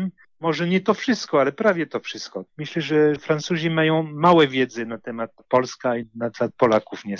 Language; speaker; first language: Polish; non-native, learner; French